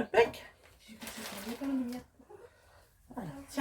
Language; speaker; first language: French; native; French